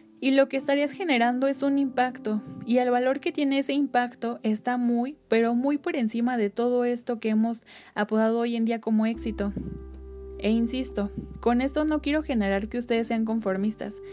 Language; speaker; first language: Spanish; native; Spanish